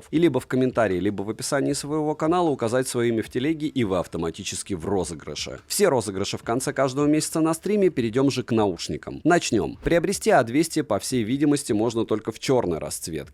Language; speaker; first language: Russian; native; Russian